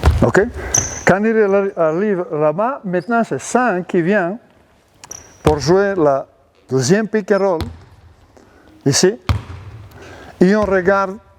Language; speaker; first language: French; non-native, learner; Serbian